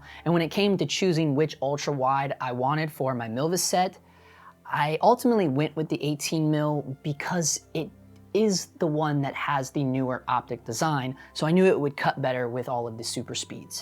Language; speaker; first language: English; native; English